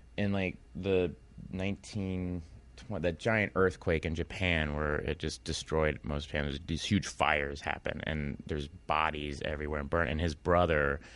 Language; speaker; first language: English; native; English